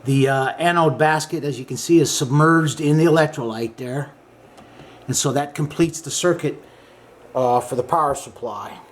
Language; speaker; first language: English; native; English